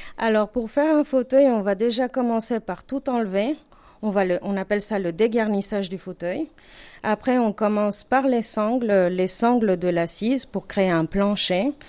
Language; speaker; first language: French; non-native, fluent; Spanish